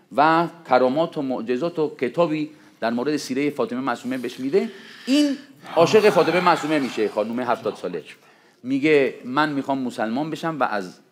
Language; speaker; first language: Persian; non-native, fluent; Spanish